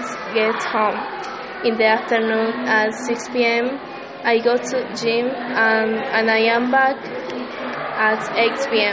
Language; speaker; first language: English; non-native, learner; Spanish